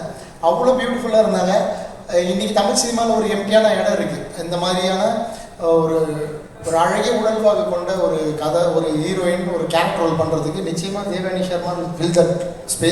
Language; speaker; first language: Tamil; native; Tamil